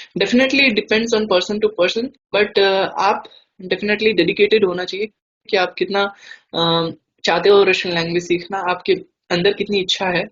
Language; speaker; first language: Hindi; native; Hindi